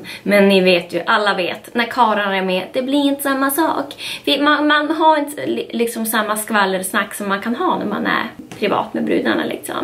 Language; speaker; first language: Swedish; native; Swedish